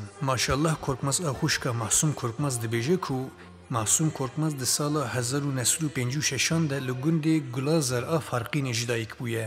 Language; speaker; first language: Kurdish; native; Kurdish